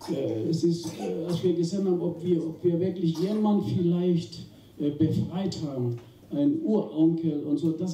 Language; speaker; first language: German; non-native, fluent; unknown